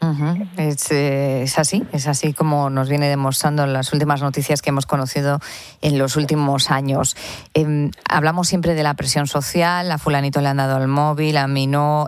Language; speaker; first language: Spanish; native; Spanish